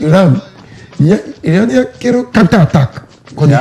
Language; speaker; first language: Spanish; non-native, learner; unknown